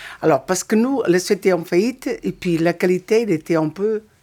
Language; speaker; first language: French; non-native, fluent; Portuguese